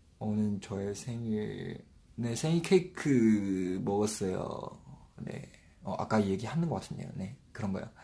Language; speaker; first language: Korean; non-native, fluent; Chinese